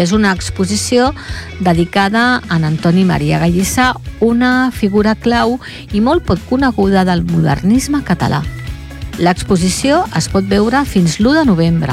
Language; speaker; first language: Catalan; native; Catalan